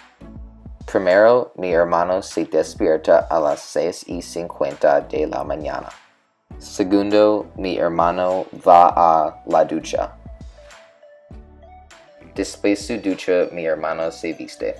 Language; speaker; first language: Spanish; non-native, learner; English